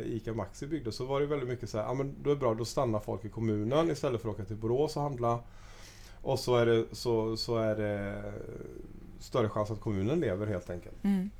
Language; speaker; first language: Swedish; native; Swedish